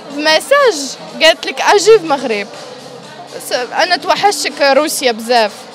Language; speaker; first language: Arabic; non-native, learner; Russian